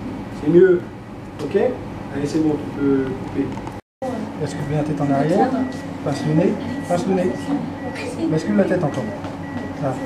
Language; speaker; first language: French; native; French